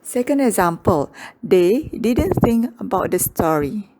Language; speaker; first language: English; non-native, local second language; Malay